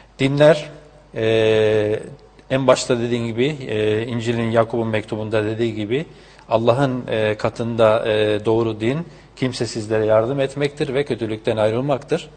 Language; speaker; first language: Turkish; non-native, fluent; Spanish